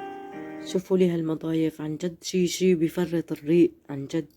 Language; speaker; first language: Arabic; native; Arabic